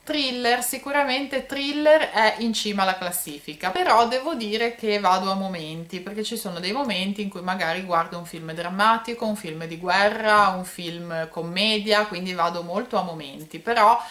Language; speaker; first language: Italian; native; Italian